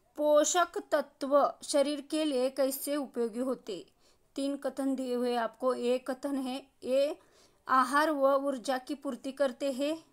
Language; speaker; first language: Hindi; non-native, local second language; Marathi